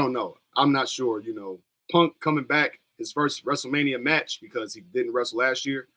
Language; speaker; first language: English; native; English